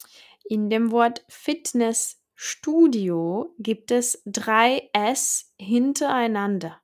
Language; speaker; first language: German; non-native, fluent; Czech